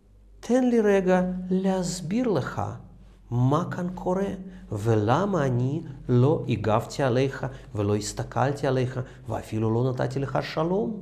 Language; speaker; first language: Hebrew; non-native, fluent; Russian